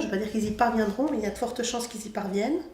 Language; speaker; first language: French; native; French